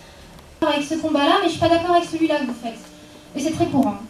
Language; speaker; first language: French; native; French